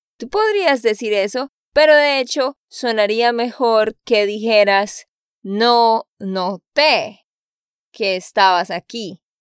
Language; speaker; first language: Spanish; native; Spanish